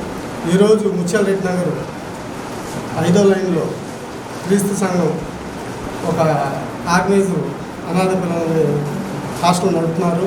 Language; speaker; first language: Telugu; native; Telugu